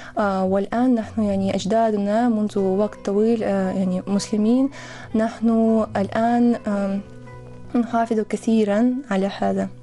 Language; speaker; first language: Arabic; non-native, fluent; Tatar